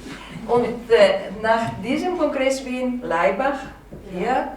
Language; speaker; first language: German; non-native, fluent; Greek